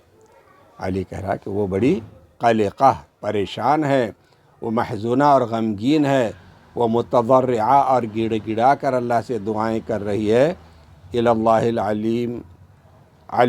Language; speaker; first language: Urdu; native; Urdu